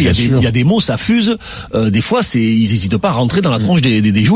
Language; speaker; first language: French; native; French